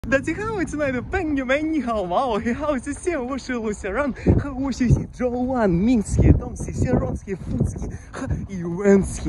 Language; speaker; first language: Chinese; non-native, learner; Russian